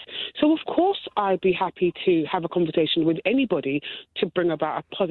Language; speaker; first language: English; native; English